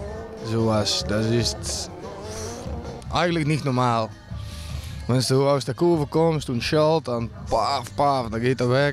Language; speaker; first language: German; non-native, learner; Dutch